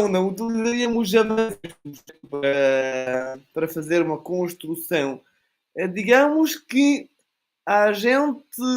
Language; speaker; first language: Portuguese; non-native, fluent; Italian